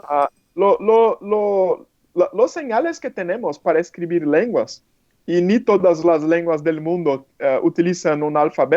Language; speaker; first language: Spanish; non-native, fluent; Portuguese